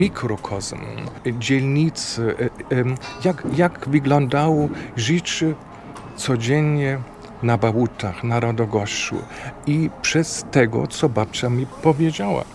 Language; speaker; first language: Polish; non-native, fluent; German